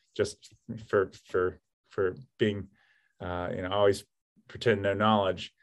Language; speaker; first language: English; native; English